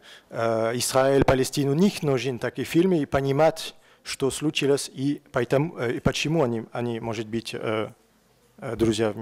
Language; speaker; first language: Russian; non-native, learner; French